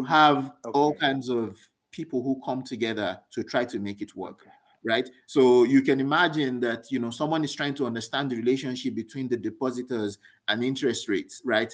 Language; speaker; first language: English; non-native, local second language; Yoruba